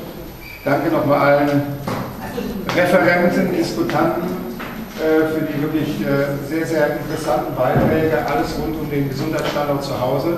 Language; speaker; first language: German; native; German